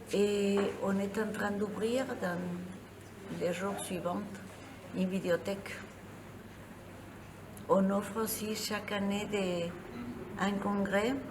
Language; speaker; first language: French; non-native, fluent; Spanish